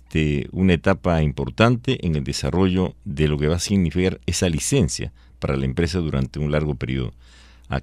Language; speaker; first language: Spanish; native; Spanish